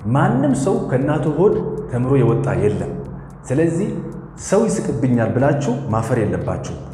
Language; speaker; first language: Amharic; non-native, fluent; Arabic